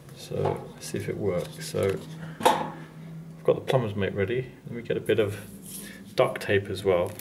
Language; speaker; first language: English; native; English